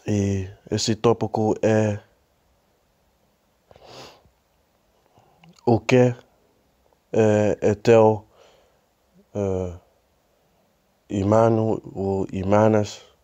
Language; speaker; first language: Portuguese; non-native, learner; Spanish